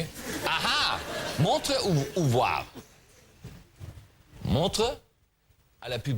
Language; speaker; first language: French; non-native, learner; German